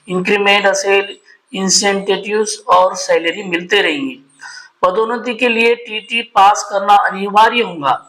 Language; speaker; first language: Hindi; non-native, local second language; Marathi